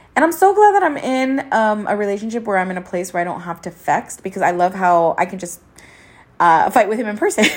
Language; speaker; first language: English; early bilingual, other home language; Spanish